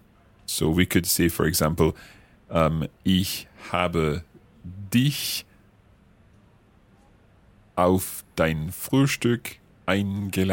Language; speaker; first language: German; non-native, learner; English